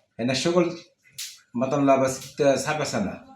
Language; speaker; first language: Arabic; non-native, learner; Bangla